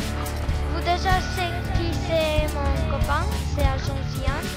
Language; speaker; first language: French; non-native, learner; English